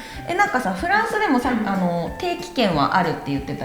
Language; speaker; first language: Japanese; native; Japanese